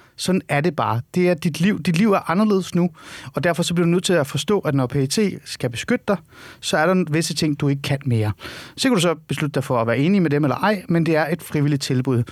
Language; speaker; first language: Danish; early bilingual, other home language; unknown